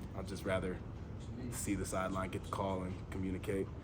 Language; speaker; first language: English; native; English